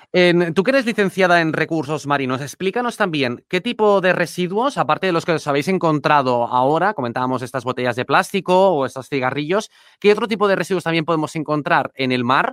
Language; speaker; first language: Spanish; native; Spanish